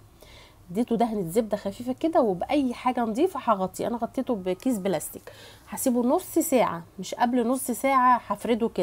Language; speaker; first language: Arabic; native; Arabic